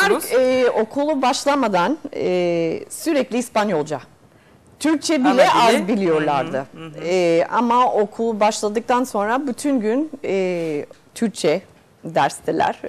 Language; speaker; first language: Turkish; non-native, fluent; Spanish